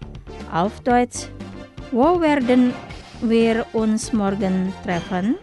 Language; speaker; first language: German; non-native, fluent; Indonesian